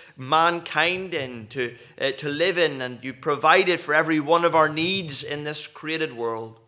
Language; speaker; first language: English; native; English